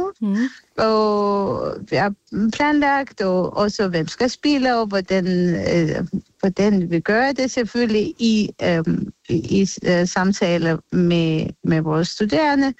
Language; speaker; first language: Danish; non-native, fluent; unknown